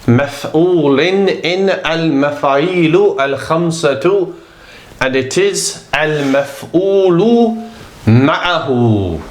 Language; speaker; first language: Arabic; non-native, fluent; English